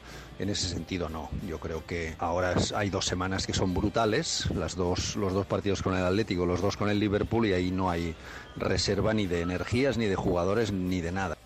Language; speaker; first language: Spanish; native; Spanish